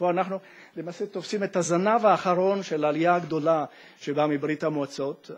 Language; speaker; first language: Hebrew; non-native, fluent; Italian